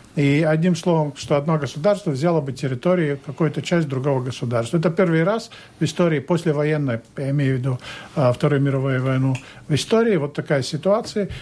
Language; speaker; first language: Russian; non-native, local second language; Latvian